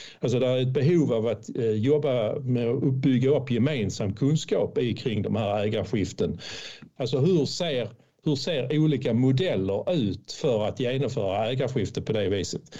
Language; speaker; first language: Swedish; native; Swedish